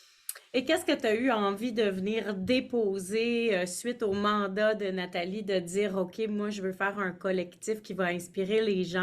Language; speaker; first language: French; native; French